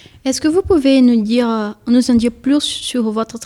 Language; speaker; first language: French; native; French